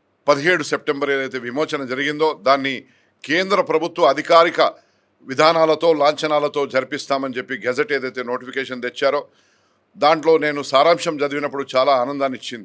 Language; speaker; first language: Telugu; native; Telugu